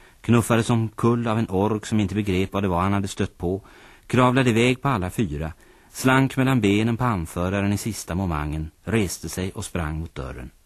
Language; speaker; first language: Swedish; native; Swedish